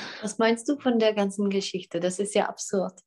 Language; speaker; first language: German; non-native, fluent; Czech